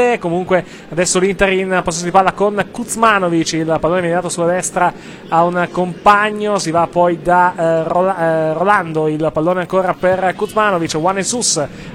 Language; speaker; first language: Italian; native; Italian